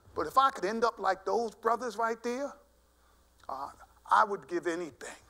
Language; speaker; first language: English; native; English